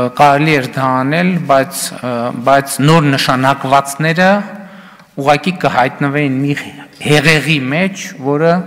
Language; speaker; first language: Armenian; native; Armenian